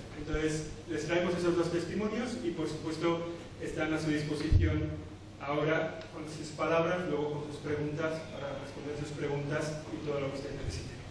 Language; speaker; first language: Spanish; native; Spanish